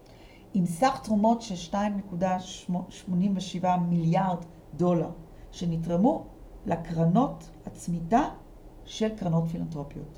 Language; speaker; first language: Hebrew; native; Hebrew